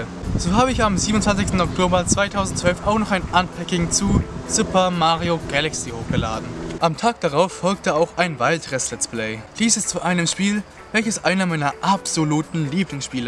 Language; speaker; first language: German; native; German